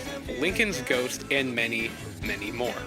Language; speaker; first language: English; native; English